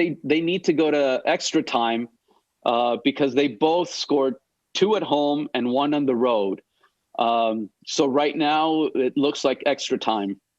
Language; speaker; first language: English; native; English